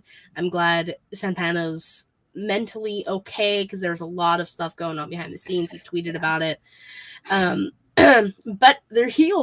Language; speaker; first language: English; native; English